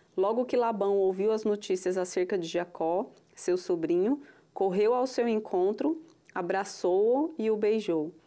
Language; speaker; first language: Portuguese; native; Portuguese